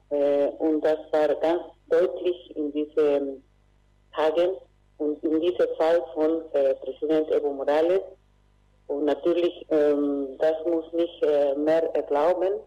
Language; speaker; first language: German; non-native, fluent; Spanish